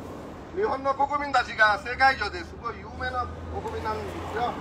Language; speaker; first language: Japanese; non-native, fluent; Rohingya